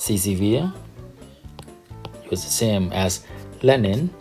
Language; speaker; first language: German; non-native, fluent; Thai